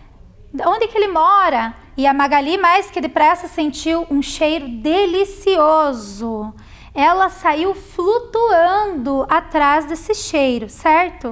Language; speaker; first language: Portuguese; native; Portuguese